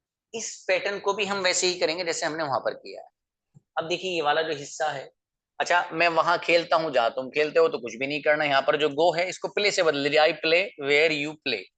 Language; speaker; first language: Hindi; native; Hindi